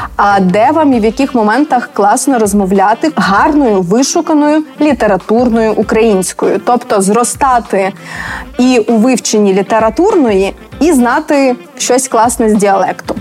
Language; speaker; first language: Ukrainian; native; Ukrainian